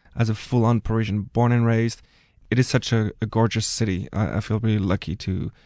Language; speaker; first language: English; non-native, fluent; French